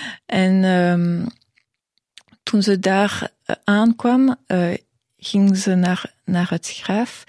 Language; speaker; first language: Dutch; non-native, local second language; French